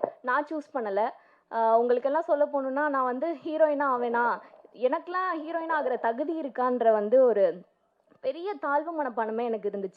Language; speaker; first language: Tamil; native; Tamil